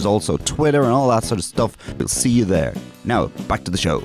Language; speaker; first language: English; native; English